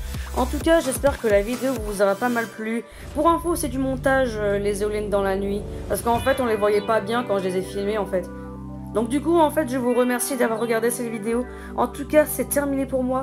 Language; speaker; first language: French; native; French